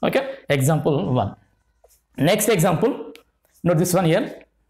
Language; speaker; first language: English; non-native, local second language; Telugu